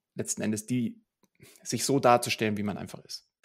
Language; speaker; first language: German; native; German